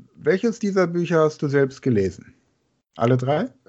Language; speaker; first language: German; native; German